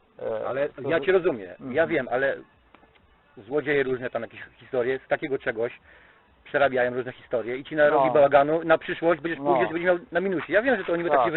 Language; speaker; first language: Polish; native; Polish